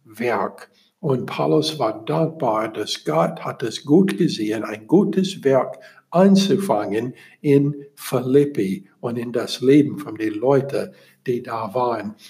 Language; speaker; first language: German; non-native, learner; English